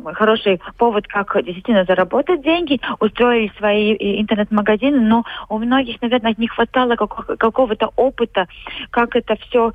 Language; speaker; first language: Russian; non-native, local second language; Latvian